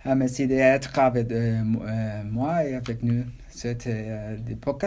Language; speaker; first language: French; non-native, learner; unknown